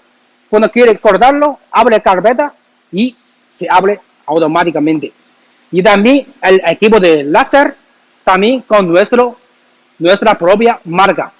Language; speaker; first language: Spanish; non-native, learner; Chinese